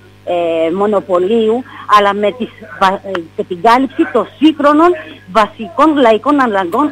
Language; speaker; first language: Greek; native; Greek